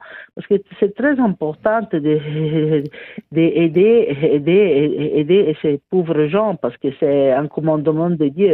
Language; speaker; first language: French; non-native, fluent; Italian